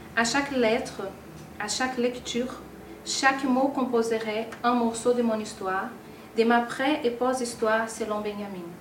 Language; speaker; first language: French; non-native, fluent; Portuguese